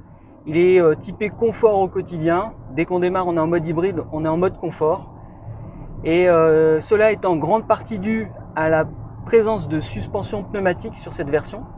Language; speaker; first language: French; native; French